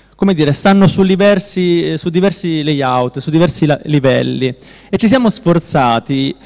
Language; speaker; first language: Italian; native; Italian